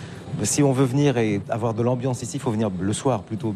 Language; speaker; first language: French; native; French